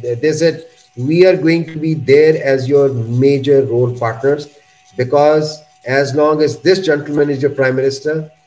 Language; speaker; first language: English; non-native, local second language; Urdu